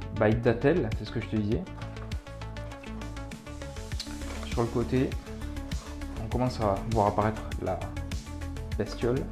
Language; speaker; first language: French; native; French